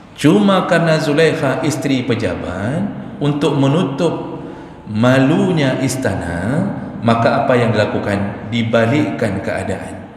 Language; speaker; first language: Malay; non-native, local second language; Achinese